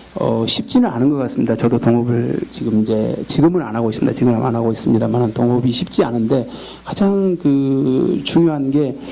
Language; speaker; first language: Korean; native; Korean